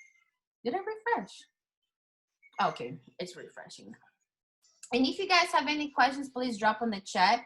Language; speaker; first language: English; non-native, fluent; Portuguese